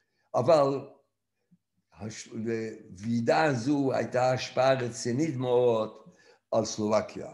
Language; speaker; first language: Hebrew; non-native, fluent; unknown